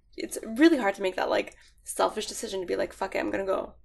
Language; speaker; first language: English; early bilingual, other home language; Arabic